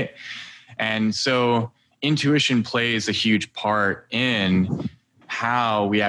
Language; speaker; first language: English; native; English